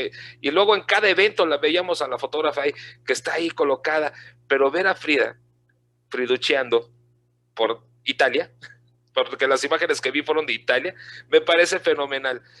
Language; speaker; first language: Spanish; native; Spanish